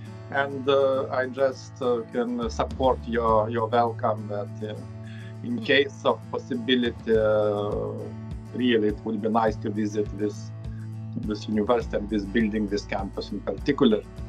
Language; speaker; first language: English; non-native, fluent; Lithuanian